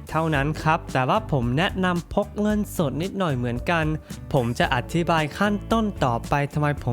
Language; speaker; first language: Thai; non-native, fluent; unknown